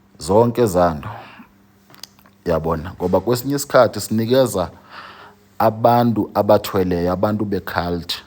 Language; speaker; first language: Zulu; non-native, local second language; Xhosa